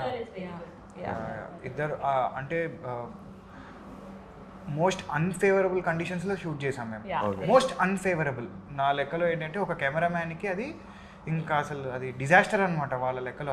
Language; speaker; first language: Telugu; native; Telugu